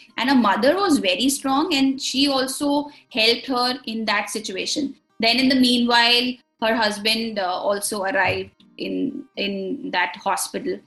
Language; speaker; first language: English; non-native, local second language; Hindi